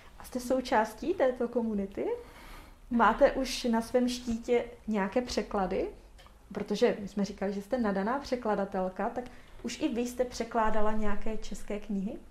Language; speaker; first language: Czech; native; Czech